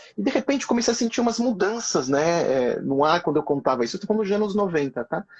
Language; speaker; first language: Portuguese; early bilingual, other home language; Hebrew